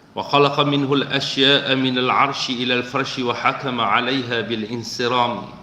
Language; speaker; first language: Arabic; non-native, fluent; Malay